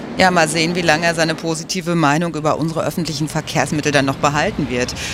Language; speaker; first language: German; native; German